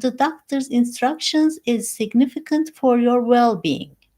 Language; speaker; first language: English; non-native, fluent; Turkish